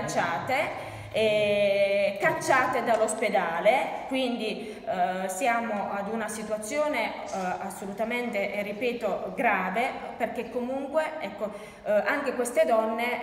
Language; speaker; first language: Italian; native; Italian